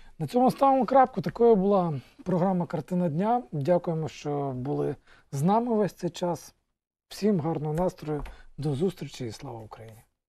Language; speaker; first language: Ukrainian; native; Ukrainian